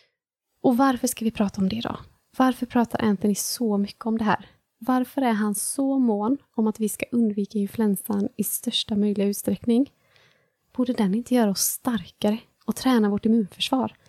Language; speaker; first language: Swedish; native; Swedish